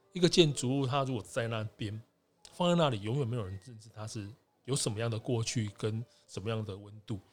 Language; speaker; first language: Chinese; native; Chinese